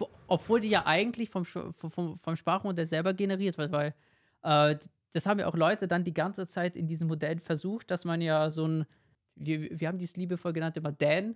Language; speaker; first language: German; native; German